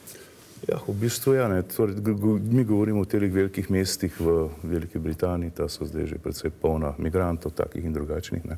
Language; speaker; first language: Slovenian; native; Slovenian